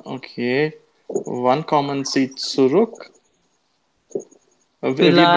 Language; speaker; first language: German; non-native, learner; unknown